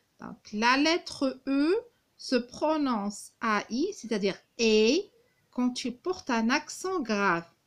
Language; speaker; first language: French; non-native, local second language; Arabic